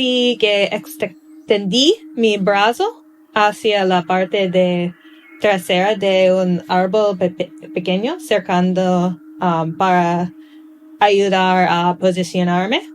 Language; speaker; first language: Spanish; non-native, learner; English